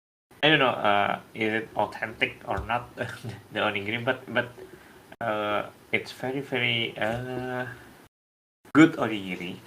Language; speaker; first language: English; non-native, learner; Indonesian